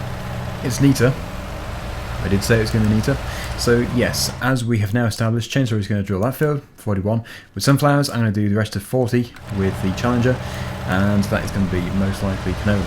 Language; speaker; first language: English; native; English